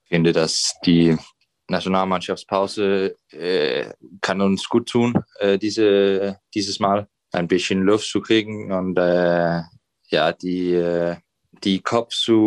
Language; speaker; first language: German; non-native, fluent; Danish